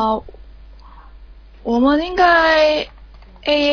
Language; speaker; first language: Chinese; non-native, learner; Korean